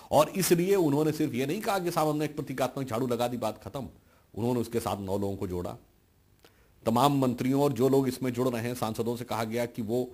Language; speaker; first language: Hindi; native; Hindi